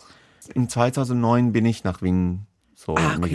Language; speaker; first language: German; non-native, fluent; Persian